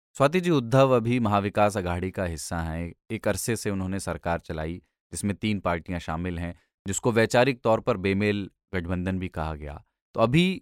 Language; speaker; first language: Hindi; native; Hindi